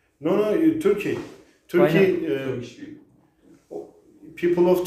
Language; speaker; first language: English; non-native, learner; Turkish